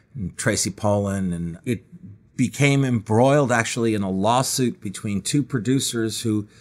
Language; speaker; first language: English; native; English